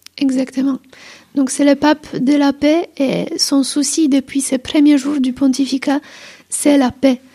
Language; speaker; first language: French; non-native, fluent; Polish